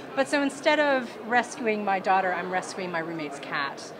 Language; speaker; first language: English; native; English